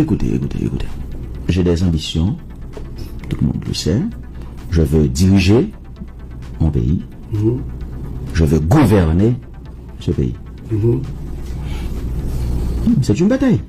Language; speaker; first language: French; non-native, local second language; Haitian Creole